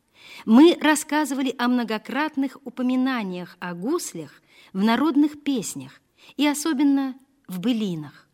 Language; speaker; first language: Russian; native; Russian